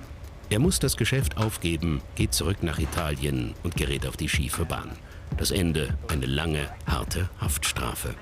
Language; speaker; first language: German; native; German